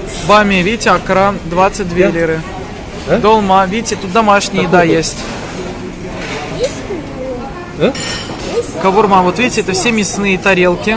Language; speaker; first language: Russian; native; Russian